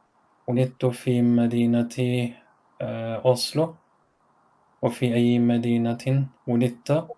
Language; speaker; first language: Arabic; non-native, learner; Norwegian